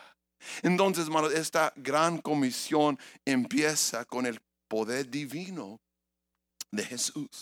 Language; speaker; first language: Spanish; early bilingual, heritage; English